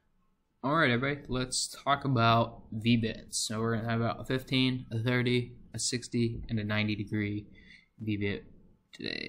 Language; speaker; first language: English; native; English